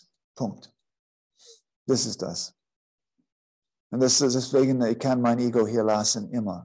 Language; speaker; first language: German; non-native, fluent; English